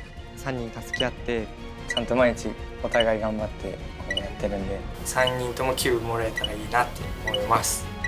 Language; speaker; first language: Japanese; native; Japanese